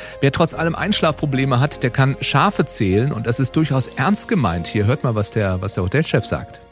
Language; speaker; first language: German; native; German